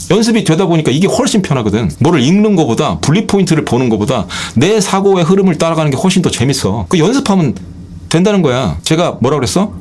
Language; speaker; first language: Korean; native; Korean